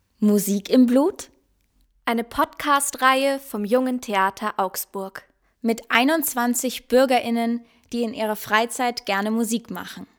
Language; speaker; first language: German; native; German